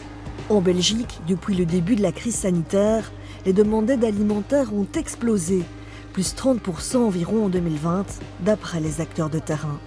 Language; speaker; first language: French; native; French